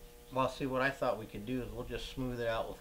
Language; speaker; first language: English; native; English